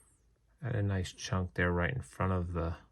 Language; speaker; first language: English; native; English